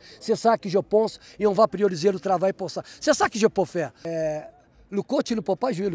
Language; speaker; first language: French; non-native, fluent; Portuguese